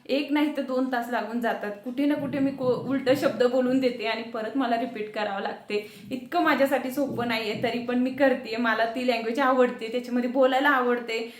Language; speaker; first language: Marathi; non-native, local second language; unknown